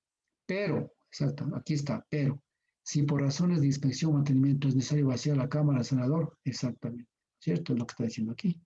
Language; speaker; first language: Spanish; native; Spanish